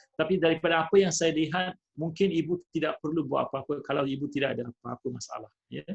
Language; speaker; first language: Malay; non-native, local second language; Tamil